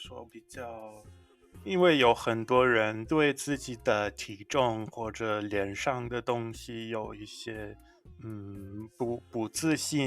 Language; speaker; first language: Chinese; non-native, fluent; English